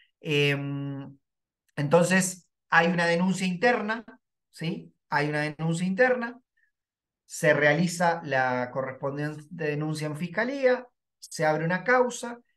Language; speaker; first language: Spanish; native; Spanish